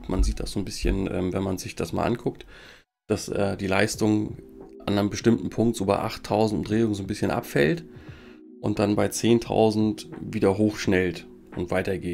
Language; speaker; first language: German; native; German